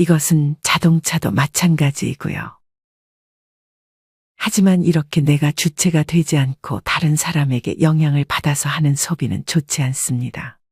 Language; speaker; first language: Korean; native; Korean